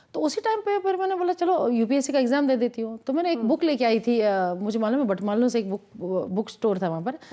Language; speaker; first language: Hindi; non-native, local second language; Kashmiri